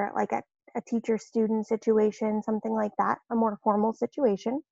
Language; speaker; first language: English; native; English